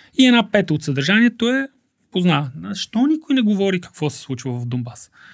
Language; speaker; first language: Bulgarian; native; Bulgarian